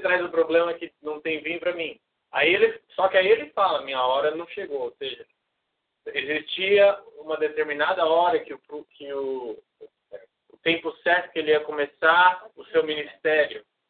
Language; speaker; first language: Portuguese; native; Portuguese